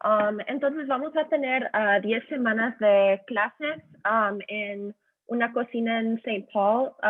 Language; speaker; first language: Spanish; early bilingual, heritage; Spanish